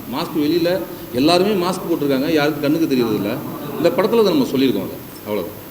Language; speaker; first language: Tamil; native; Tamil